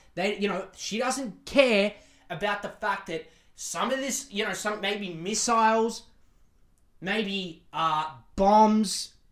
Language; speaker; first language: English; native; English